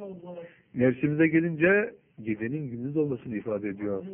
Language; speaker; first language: Turkish; native; Turkish